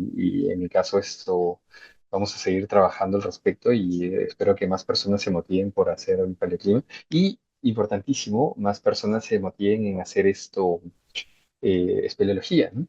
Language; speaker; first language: Spanish; native; Spanish